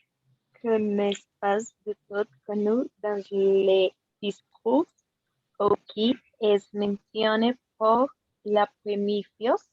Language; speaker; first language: French; non-native, learner; Spanish